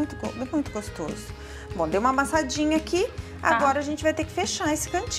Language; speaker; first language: Portuguese; native; Portuguese